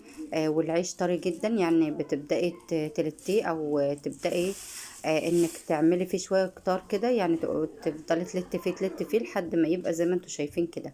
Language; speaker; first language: Arabic; native; Arabic